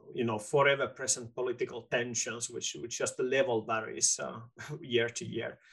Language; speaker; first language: English; non-native, fluent; Finnish